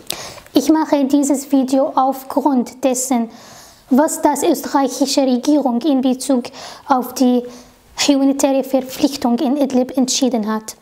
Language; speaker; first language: German; non-native, fluent; Arabic